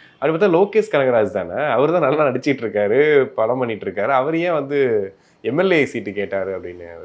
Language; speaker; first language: Tamil; native; Tamil